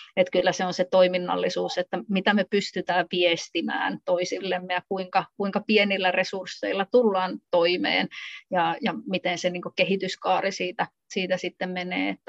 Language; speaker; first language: Finnish; early bilingual, heritage; Finnish